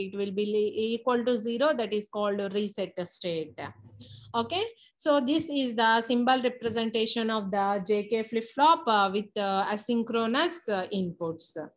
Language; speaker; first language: English; non-native, local second language; Telugu